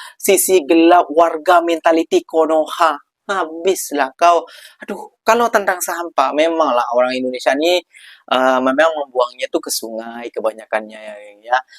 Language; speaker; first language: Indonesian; native; Indonesian